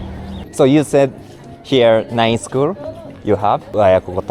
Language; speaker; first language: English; non-native, learner; Japanese